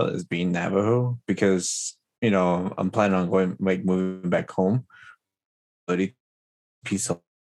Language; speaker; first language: English; native; English